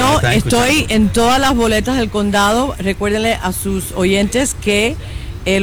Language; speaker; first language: Spanish; early bilingual, heritage; Spanish